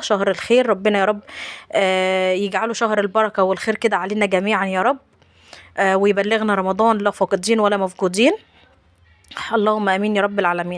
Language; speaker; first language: Arabic; native; Arabic